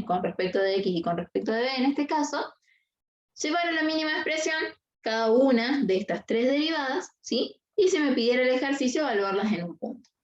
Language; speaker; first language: Spanish; native; Spanish